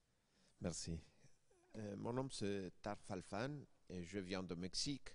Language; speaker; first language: French; non-native, fluent; Spanish